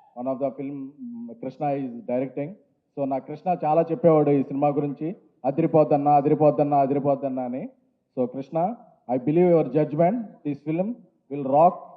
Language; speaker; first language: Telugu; native; Telugu